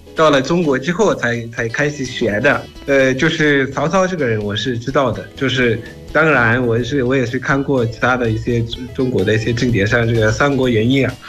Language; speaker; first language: Chinese; non-native, fluent; Shona